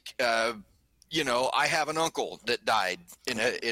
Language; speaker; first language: English; native; English